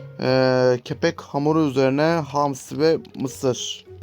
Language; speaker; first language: Turkish; native; Turkish